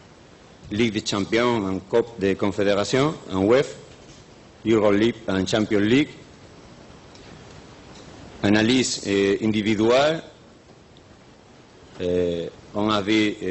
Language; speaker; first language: French; non-native, learner; Spanish